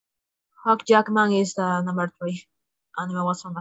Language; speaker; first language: English; non-native, learner; Spanish